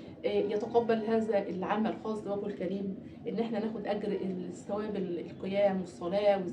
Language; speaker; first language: Arabic; native; Arabic